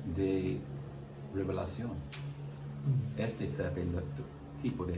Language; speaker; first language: Spanish; non-native, learner; English